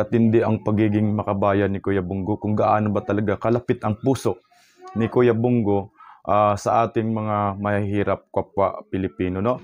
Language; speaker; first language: Filipino; non-native, local second language; Cebuano